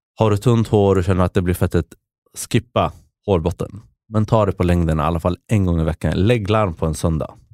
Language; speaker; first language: Swedish; early bilingual, other home language; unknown